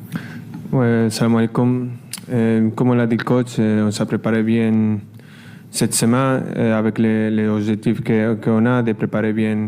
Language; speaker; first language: French; non-native, learner; Spanish